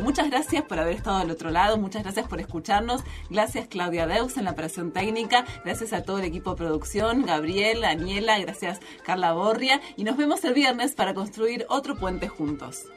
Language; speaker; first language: Spanish; native; Spanish